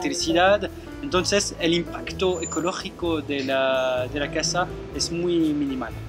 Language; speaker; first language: Spanish; non-native, fluent; French